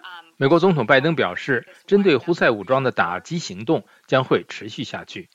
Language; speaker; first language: Chinese; native; Chinese